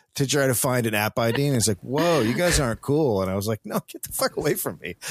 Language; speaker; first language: English; native; English